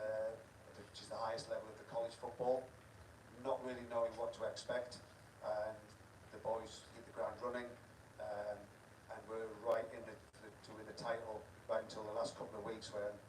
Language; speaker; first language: English; native; English